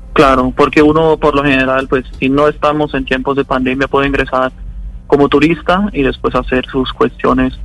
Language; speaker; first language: Spanish; non-native, fluent; German